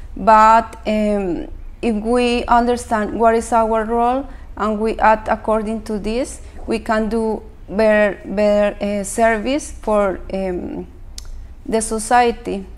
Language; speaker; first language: English; non-native, fluent; Spanish